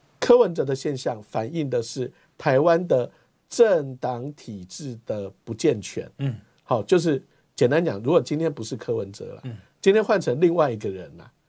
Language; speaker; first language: Chinese; native; Chinese